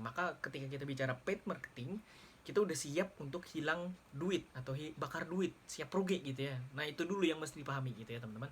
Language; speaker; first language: Indonesian; native; Indonesian